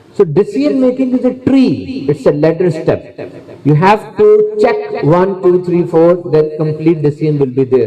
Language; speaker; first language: English; non-native, local second language; Urdu